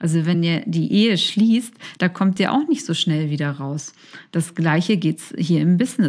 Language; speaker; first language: German; native; German